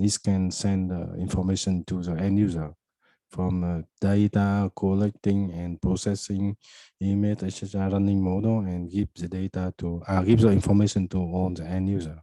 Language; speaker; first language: English; non-native, fluent; Vietnamese